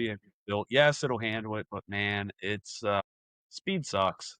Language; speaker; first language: English; native; English